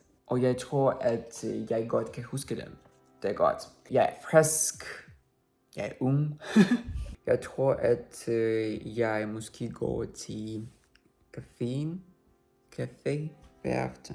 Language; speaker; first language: Danish; non-native, learner; Russian